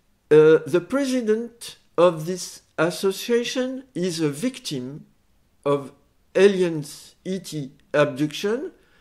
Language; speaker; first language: English; non-native, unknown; French